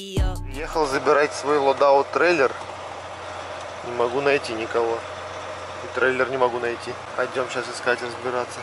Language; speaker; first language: Russian; native; Russian